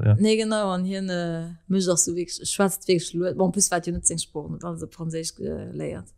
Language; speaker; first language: Luxembourgish; early bilingual, other home language; French